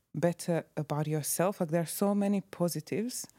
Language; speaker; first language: English; non-native, fluent; Croatian